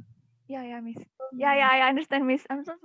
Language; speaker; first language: English; non-native, learner; Indonesian